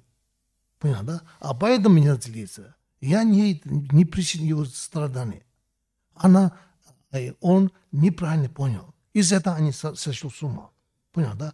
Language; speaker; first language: Russian; non-native, learner; Tibetan